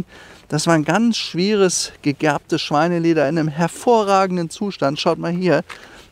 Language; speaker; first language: German; native; German